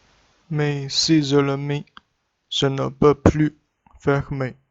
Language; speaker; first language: French; non-native, learner; Chinese